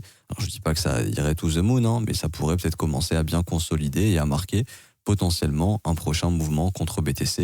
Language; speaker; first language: French; native; French